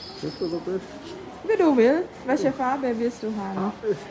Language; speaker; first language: German; non-native, learner; Thai